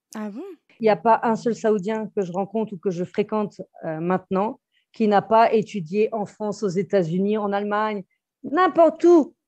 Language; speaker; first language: French; native; French